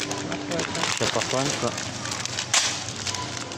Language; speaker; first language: Russian; non-native, learner; Azerbaijani